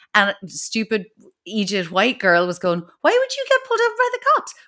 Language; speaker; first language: English; native; English